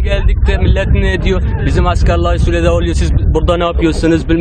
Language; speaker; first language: Turkish; non-native, fluent; Arabic